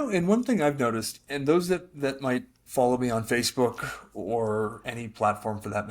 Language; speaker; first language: English; native; English